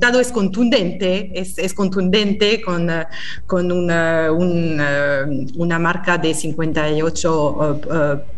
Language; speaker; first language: Spanish; non-native, fluent; French